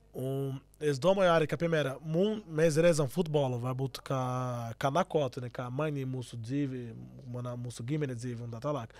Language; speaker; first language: Latvian; non-native, learner; Portuguese